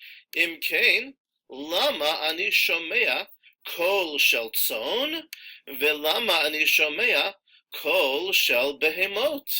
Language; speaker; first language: Hebrew; non-native, fluent; English